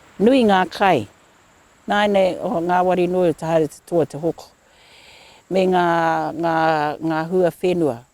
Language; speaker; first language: Māori; native; Māori